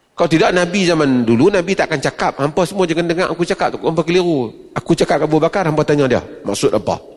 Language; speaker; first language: Malay; native; Malay